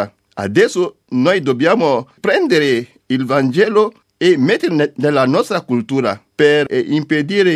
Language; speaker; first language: Italian; non-native, learner; French